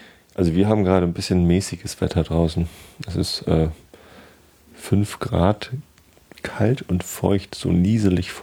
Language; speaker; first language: German; native; German